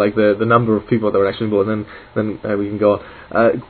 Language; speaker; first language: English; non-native, fluent; Italian